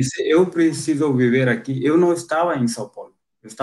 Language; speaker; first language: Portuguese; non-native, local second language; Hindi